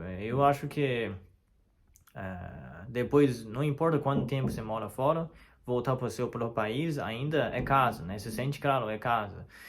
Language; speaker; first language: Portuguese; non-native, fluent; Chinese